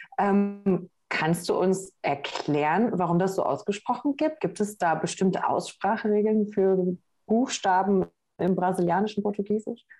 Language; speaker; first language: German; native; German